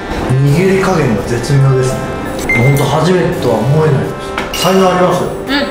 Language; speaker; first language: Japanese; native; Japanese